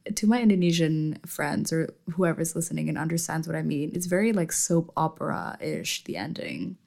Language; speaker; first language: English; non-native, fluent; Indonesian